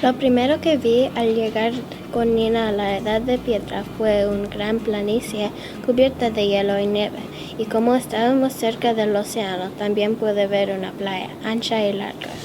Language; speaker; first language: Spanish; non-native, learner; English